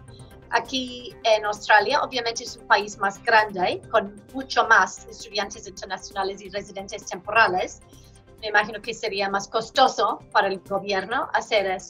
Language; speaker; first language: Spanish; non-native, fluent; English